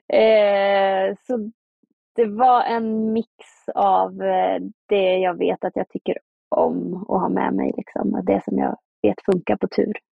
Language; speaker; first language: Swedish; native; Swedish